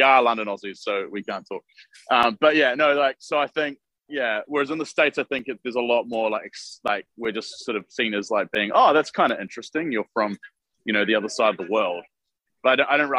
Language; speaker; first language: English; native; English